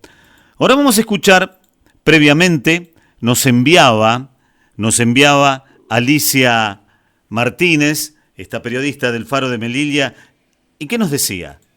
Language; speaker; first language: Spanish; native; Spanish